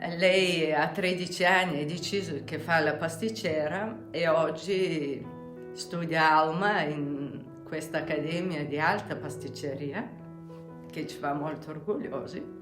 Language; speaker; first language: Italian; non-native, fluent; Bulgarian